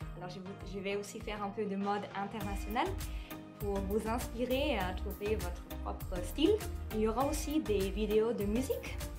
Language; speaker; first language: French; non-native, fluent; German